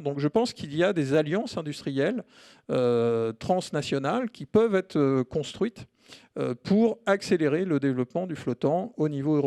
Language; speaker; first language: French; native; French